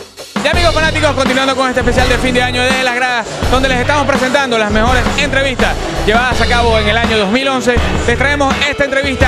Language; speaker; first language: Spanish; native; Spanish